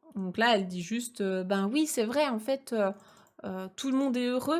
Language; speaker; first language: French; native; French